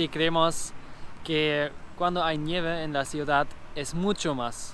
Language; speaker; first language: Spanish; non-native, learner; German